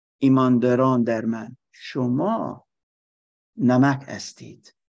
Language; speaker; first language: Persian; non-native, learner; German